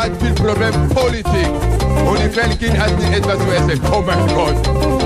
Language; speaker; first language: German; non-native, learner; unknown